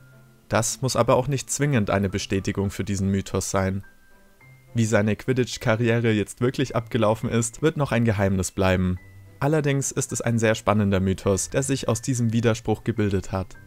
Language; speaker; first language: German; native; German